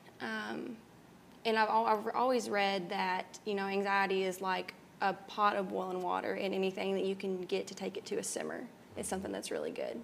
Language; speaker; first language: English; native; English